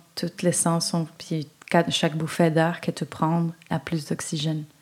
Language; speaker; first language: French; non-native, fluent; Spanish